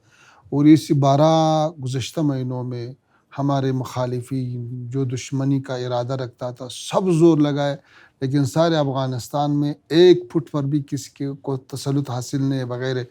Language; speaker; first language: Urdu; non-native, learner; Pashto